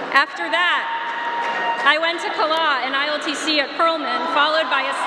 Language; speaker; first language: English; native; English